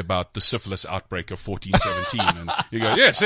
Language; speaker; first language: English; native; English